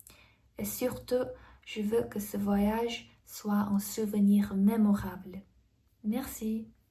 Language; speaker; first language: French; non-native, fluent; Korean